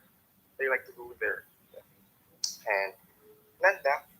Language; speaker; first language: English; non-native, learner; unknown